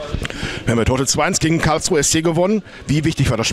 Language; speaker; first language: German; native; German